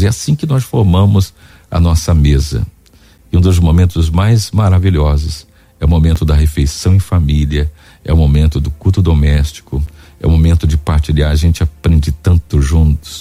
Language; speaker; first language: Portuguese; native; Portuguese